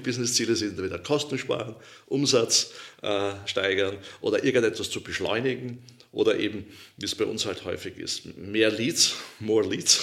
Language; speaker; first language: German; native; German